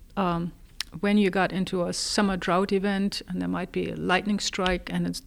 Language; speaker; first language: English; non-native, fluent; German